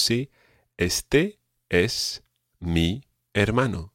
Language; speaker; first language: Spanish; non-native, fluent; English